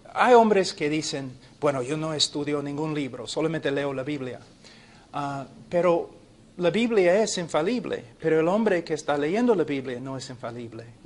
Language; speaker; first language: Spanish; non-native, fluent; English